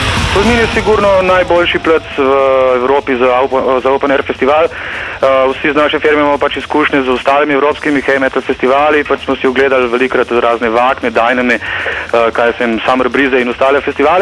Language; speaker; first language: Slovenian; native; Slovenian